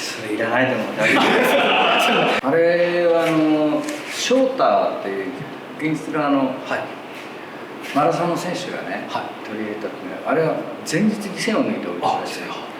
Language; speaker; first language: Japanese; native; Japanese